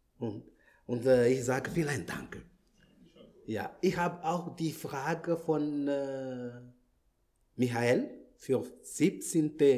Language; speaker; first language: German; non-native, learner; Malagasy